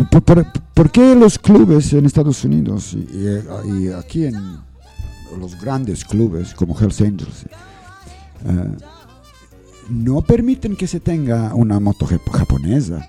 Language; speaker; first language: Spanish; non-native, learner; English